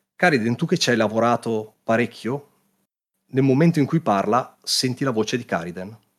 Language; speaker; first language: Italian; native; Italian